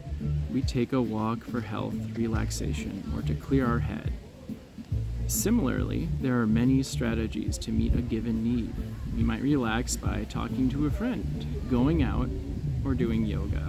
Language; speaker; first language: English; native; English